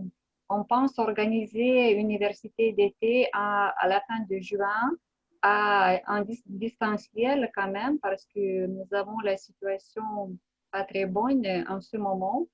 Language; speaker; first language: French; non-native, fluent; Lithuanian